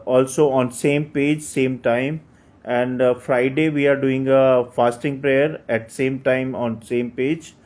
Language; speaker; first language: English; non-native, local second language; Hindi